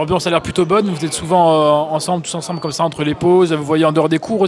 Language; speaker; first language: French; native; French